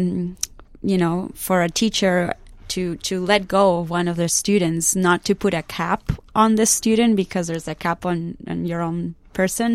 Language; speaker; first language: English; non-native, fluent; Spanish